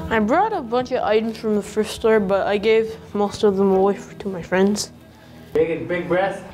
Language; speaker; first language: English; native; English